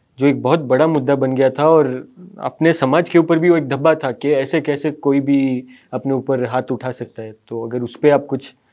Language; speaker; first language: Hindi; native; Hindi